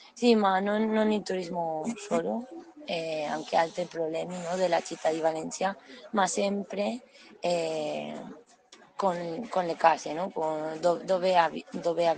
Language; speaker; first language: Italian; non-native, learner; Spanish